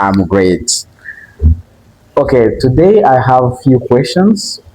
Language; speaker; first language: English; non-native, fluent; French